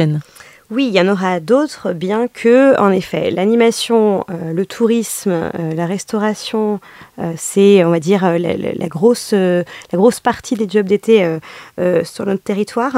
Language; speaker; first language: French; native; French